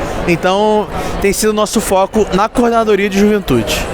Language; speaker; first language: Portuguese; native; Portuguese